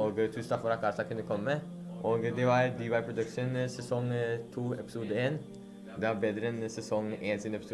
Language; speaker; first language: Norwegian; early bilingual, other home language; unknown